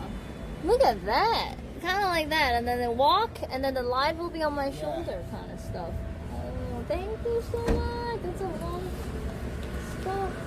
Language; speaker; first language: English; non-native, fluent; Korean